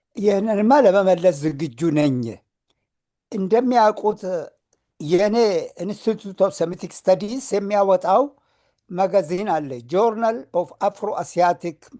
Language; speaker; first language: Amharic; non-native, local second language; Oromo